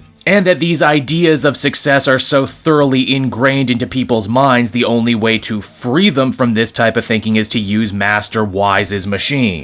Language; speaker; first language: English; native; English